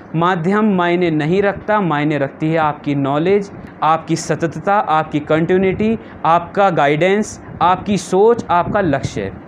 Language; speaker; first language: Hindi; native; Hindi